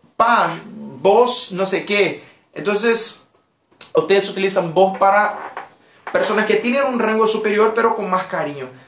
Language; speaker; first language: Spanish; non-native, fluent; Portuguese